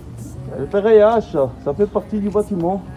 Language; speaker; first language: French; native; French